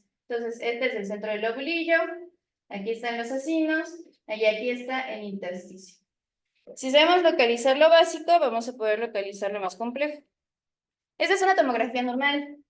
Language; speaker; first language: Spanish; native; Spanish